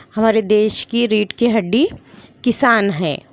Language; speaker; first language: Hindi; non-native, local second language; Kannada